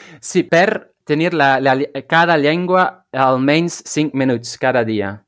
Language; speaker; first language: Catalan; non-native, learner; Dutch